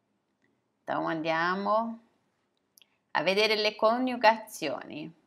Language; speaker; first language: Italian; non-native, fluent; Portuguese